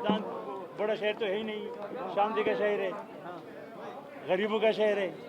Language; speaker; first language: Hindi; non-native, learner; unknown